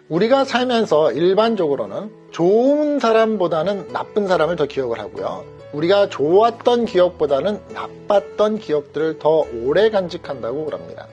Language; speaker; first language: Korean; native; Korean